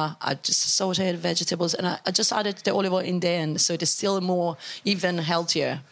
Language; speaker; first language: English; non-native, fluent; Italian